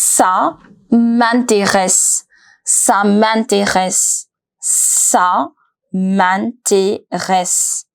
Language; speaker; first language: French; non-native, fluent; Hindi